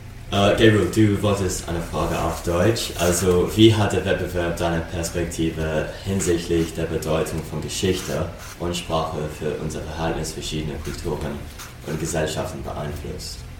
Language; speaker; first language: German; non-native, learner; English